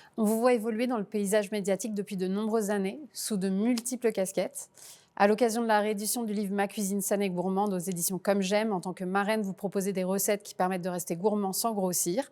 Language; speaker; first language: French; native; French